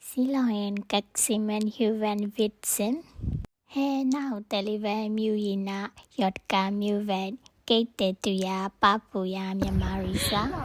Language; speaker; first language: Finnish; non-native, learner; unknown